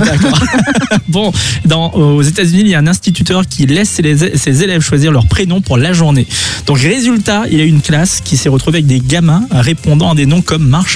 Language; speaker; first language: French; native; French